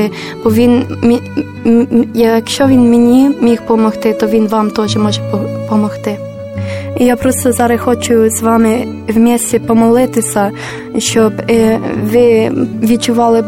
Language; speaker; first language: Ukrainian; non-native, learner; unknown